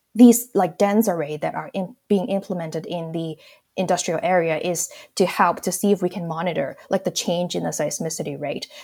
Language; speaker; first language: English; non-native, local second language; Cantonese